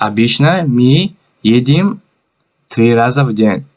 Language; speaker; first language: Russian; non-native, fluent; Tajik